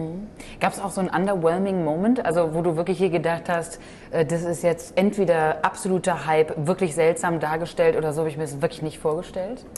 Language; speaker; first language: German; native; German